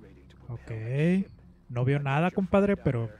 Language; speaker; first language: Spanish; native; Spanish